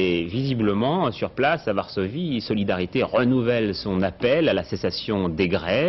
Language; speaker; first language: French; native; French